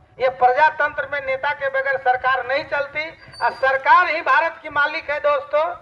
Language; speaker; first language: Hindi; native; Hindi